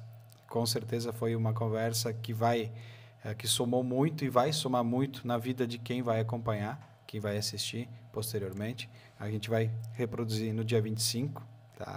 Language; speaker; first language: Portuguese; native; Portuguese